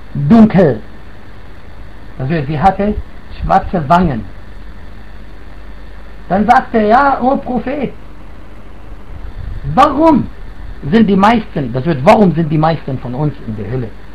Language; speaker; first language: German; non-native, fluent; Arabic